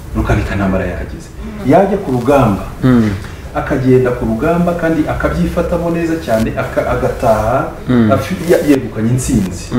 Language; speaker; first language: Kinyarwanda; early bilingual, heritage; Kinyarwanda